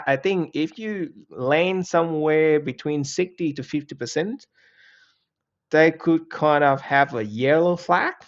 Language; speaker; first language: English; non-native, fluent; Vietnamese